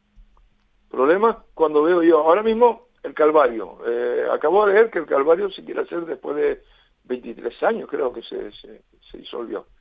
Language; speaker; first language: Spanish; native; Spanish